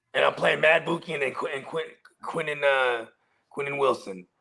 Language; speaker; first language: English; native; English